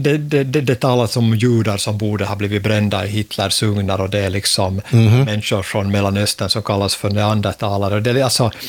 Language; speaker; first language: Swedish; native; Swedish